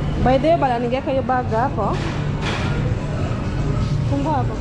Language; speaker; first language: English; non-native, local second language; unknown